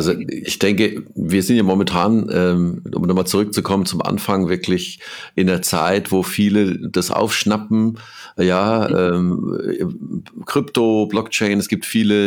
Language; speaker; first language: German; native; German